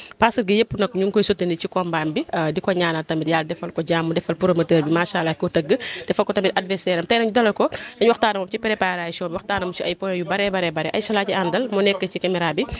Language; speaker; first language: Wolof; native; Wolof